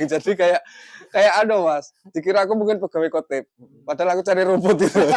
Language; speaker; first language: Indonesian; non-native, local second language; Javanese